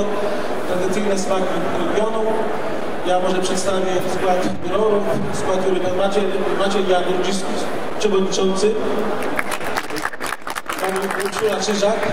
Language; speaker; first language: Polish; native; Polish